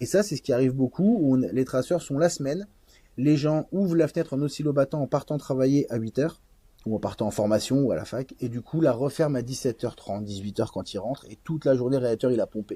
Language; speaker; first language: French; native; French